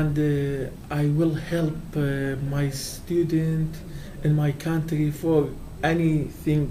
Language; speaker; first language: English; non-native, learner; Kurdish